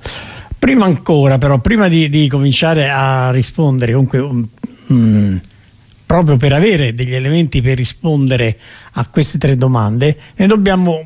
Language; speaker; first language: Italian; native; Italian